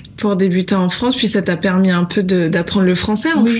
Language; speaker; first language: French; native; French